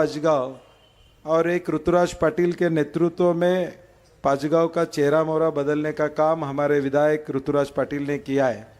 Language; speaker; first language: Hindi; non-native, local second language; Marathi